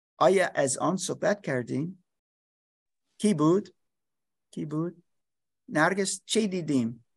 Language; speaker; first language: Persian; non-native, learner; English